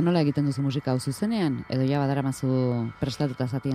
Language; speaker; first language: Basque; native; Basque